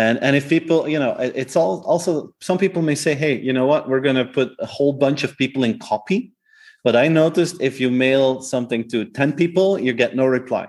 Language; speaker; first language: English; non-native, fluent; Dutch